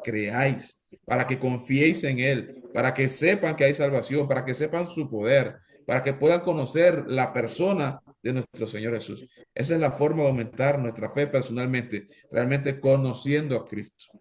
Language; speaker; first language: Spanish; native; Spanish